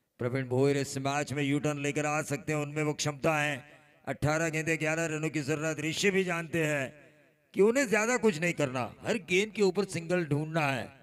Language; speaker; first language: Hindi; non-native, local second language; Marathi